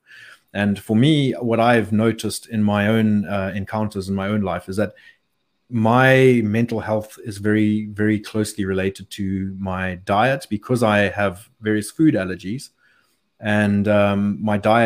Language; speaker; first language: English; native; English